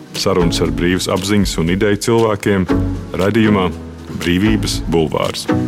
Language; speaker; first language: Latvian; native; Latvian